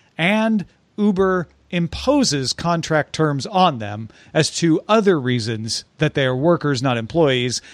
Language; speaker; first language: English; native; English